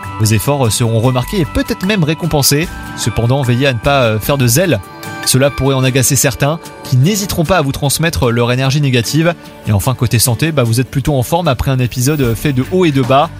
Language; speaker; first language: French; native; French